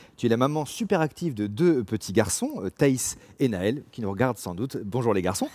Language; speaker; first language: French; native; French